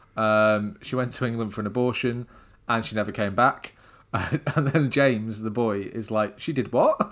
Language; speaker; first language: English; native; English